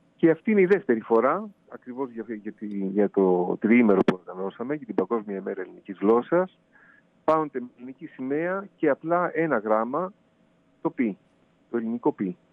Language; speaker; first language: Greek; native; Greek